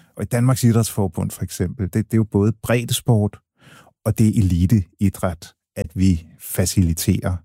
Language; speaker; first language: Danish; early bilingual, other home language; English